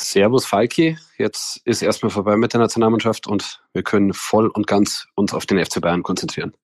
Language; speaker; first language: German; native; German